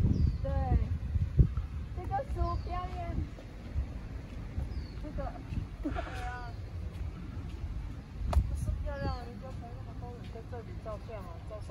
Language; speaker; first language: Chinese; non-native, learner; Filipino